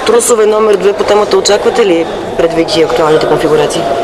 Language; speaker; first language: Bulgarian; native; Bulgarian